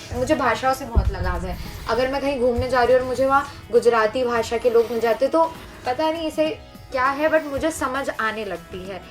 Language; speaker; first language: Hindi; native; Hindi